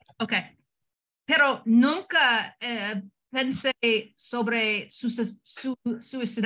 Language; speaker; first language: Spanish; non-native, learner; English